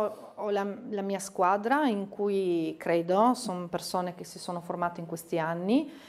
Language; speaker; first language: Italian; native; Italian